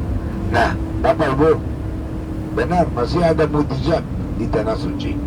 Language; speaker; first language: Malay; non-native, fluent; Hebrew